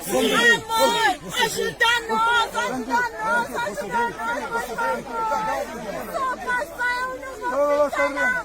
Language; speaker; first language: Portuguese; non-native, learner; Haitian Creole